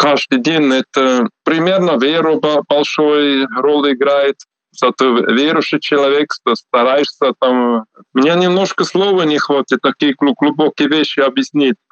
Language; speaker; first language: Russian; non-native, learner; Swiss German